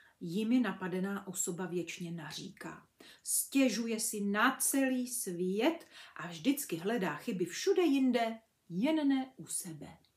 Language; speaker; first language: Czech; native; Czech